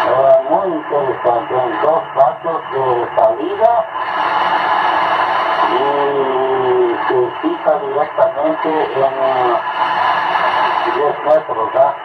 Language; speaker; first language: Spanish; non-native, learner; Portuguese